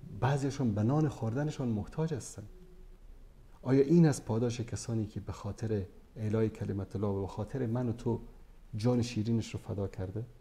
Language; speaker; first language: Persian; native; Persian